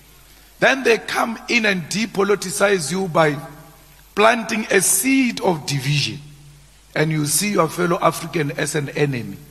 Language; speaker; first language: English; non-native, local second language; Northern Sotho